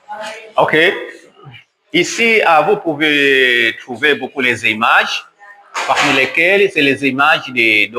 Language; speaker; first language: French; non-native, learner; Swahili